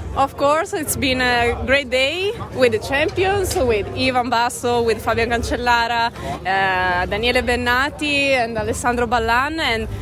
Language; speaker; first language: English; non-native, learner; Italian